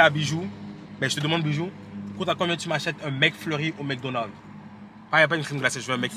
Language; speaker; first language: French; native; French